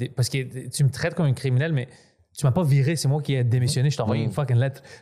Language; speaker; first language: French; non-native, fluent; Greek